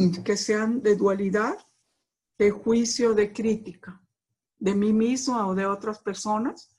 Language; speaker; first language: Spanish; native; Spanish